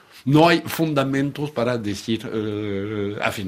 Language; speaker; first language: Spanish; non-native, fluent; French